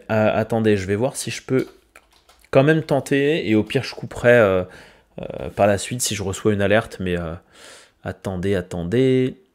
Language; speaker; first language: French; native; French